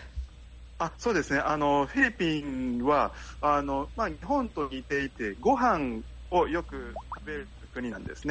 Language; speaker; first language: Japanese; native; Japanese